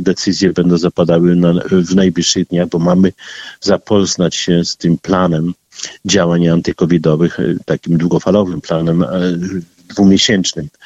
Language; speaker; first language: Polish; native; Polish